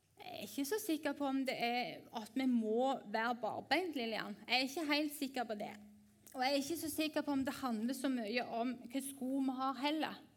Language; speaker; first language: Norwegian; native; Norwegian